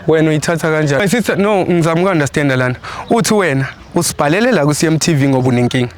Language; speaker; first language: Zulu; native; Zulu